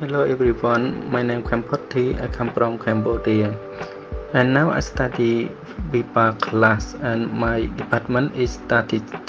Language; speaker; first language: English; non-native, learner; Khmer